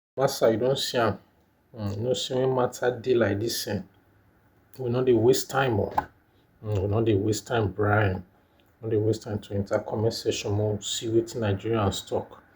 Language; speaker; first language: Nigerian Pidgin; non-native, local second language; Bini